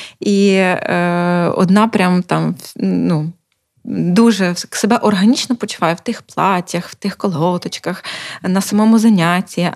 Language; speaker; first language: Ukrainian; native; Ukrainian